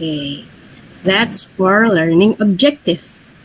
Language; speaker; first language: English; non-native, fluent; Indonesian